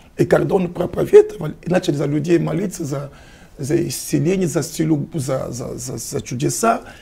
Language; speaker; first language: Russian; non-native, fluent; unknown